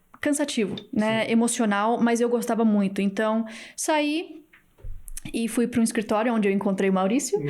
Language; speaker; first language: Portuguese; early bilingual, heritage; Portuguese